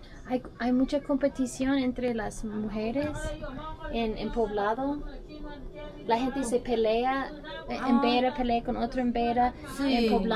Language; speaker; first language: Spanish; non-native, fluent; English